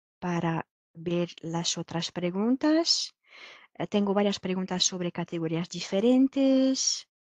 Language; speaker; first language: Spanish; non-native, fluent; French